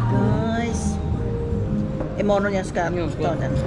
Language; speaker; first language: Swedish; non-native, learner; Filipino